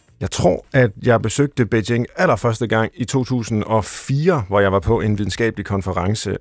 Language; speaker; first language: Danish; native; Danish